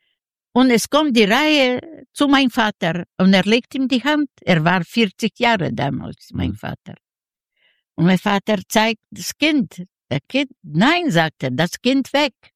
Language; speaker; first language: German; non-native, learner; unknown